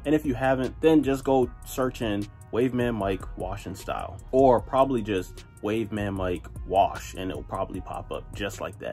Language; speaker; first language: English; native; English